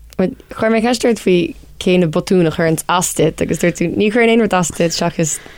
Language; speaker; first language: Irish; non-native, local second language; English